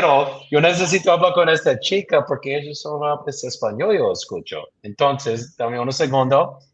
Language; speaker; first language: Spanish; non-native, learner; English